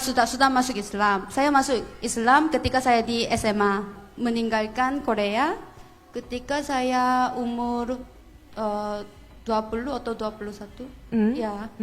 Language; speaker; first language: Indonesian; non-native, fluent; Korean